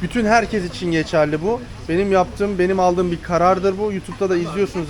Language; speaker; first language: Turkish; native; Turkish